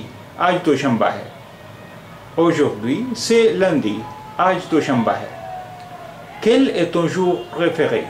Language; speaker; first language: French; non-native, fluent; Urdu